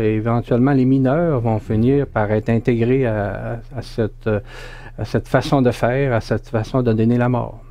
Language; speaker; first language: French; native; French